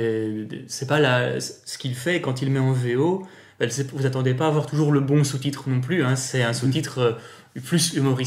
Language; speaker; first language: French; native; French